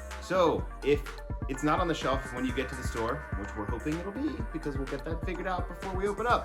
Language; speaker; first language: English; native; English